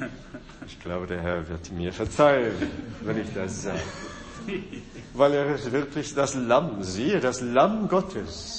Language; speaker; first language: German; non-native, fluent; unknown